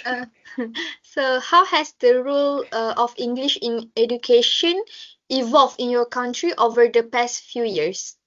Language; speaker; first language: English; non-native, local second language; Malay